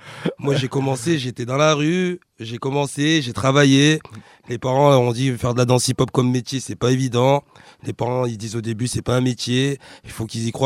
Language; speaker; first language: French; native; French